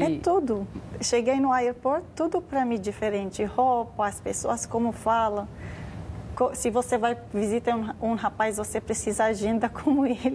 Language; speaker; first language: Portuguese; non-native, learner; Arabic